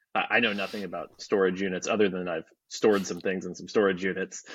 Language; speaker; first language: English; native; English